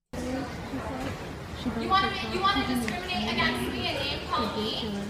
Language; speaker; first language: English; native; English